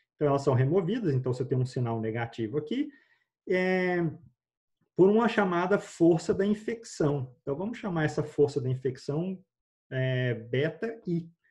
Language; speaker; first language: Portuguese; native; Portuguese